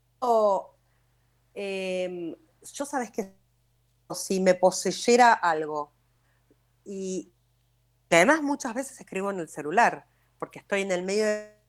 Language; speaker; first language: Spanish; native; Spanish